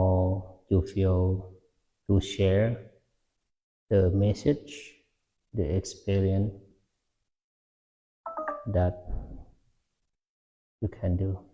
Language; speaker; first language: English; non-native, fluent; Lao